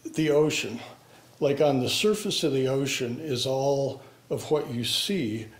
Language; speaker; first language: English; native; English